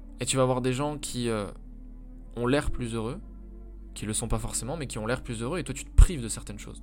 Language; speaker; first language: French; native; French